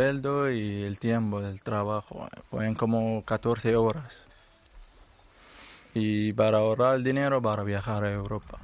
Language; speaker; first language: Spanish; non-native, learner; Arabic